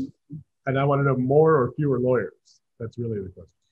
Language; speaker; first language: English; native; English